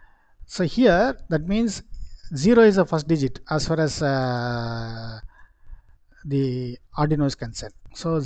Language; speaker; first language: English; non-native, local second language; Tamil